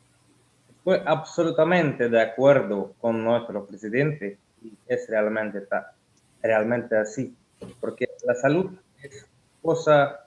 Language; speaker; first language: Spanish; non-native, learner; Russian